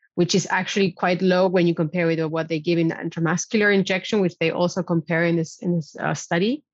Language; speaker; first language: English; non-native, fluent; Spanish